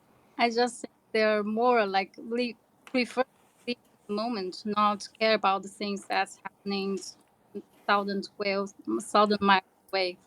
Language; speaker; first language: English; non-native, learner; Chinese